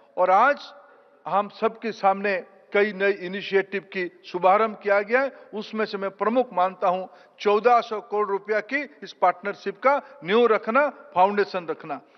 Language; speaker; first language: Hindi; non-native, local second language; Odia